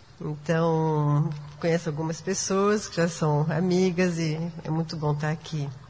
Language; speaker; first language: Portuguese; non-native, fluent; French